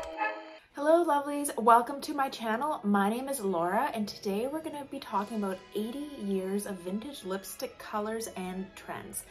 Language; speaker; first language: English; native; English